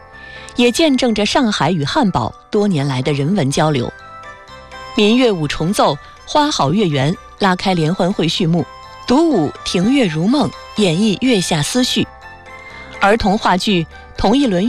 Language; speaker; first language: Chinese; native; Chinese